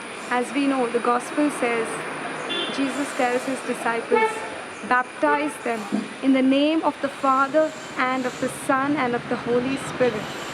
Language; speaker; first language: English; non-native, local second language; Malayalam